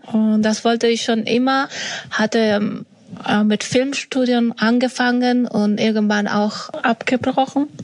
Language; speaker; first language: German; non-native, fluent; Spanish